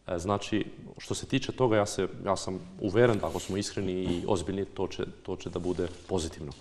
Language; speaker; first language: Bosnian; non-native, local second language; Albanian